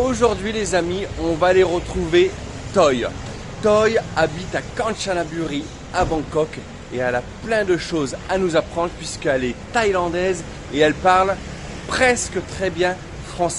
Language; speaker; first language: French; native; French